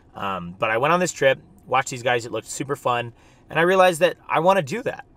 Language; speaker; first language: English; native; English